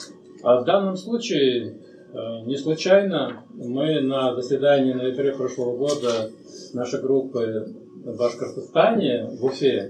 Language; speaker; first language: Russian; native; Russian